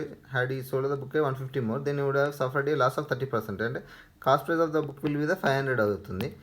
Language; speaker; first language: English; non-native, local second language; Telugu